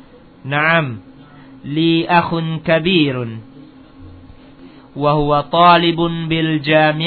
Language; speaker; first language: Arabic; non-native, fluent; Indonesian